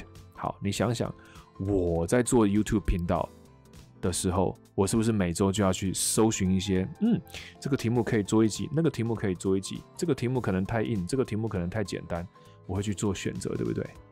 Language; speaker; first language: Chinese; native; Chinese